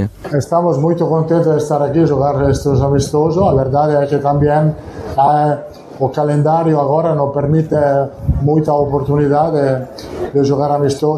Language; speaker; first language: Portuguese; non-native, learner; Italian